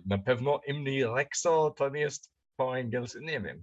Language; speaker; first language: Polish; non-native, learner; English